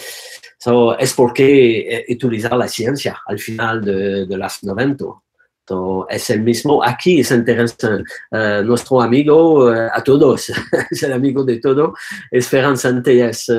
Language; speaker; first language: Spanish; non-native, learner; French